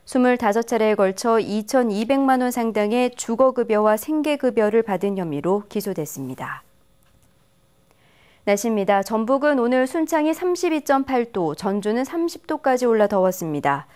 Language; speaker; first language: Korean; native; Korean